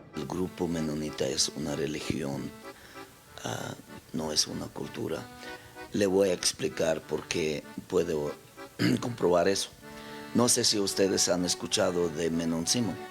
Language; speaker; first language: Spanish; non-native, local second language; Plautdietsch